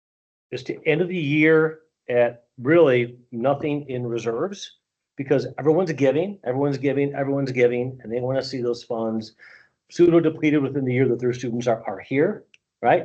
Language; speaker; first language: English; native; English